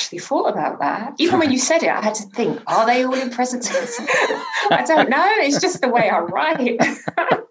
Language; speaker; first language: English; native; English